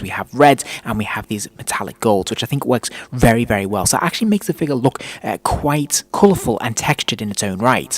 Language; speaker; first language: English; native; English